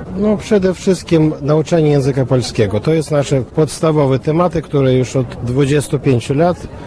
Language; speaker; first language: Polish; early bilingual, heritage; Russian